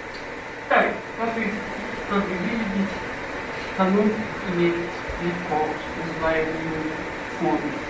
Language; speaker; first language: Russian; non-native, fluent; Arabic